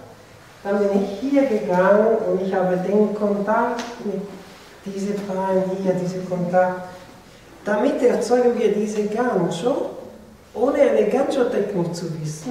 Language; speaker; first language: German; non-native, fluent; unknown